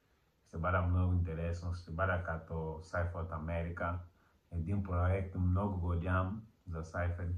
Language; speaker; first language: Bulgarian; non-native, learner; Portuguese